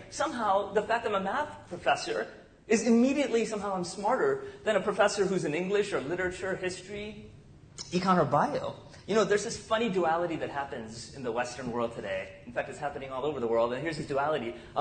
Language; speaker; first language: English; non-native, local second language; Tamil